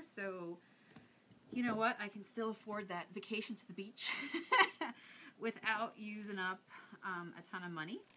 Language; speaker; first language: English; native; English